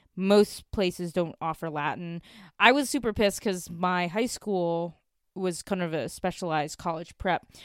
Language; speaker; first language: English; native; English